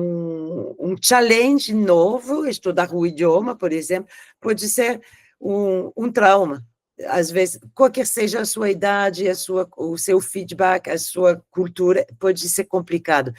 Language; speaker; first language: Portuguese; non-native, fluent; French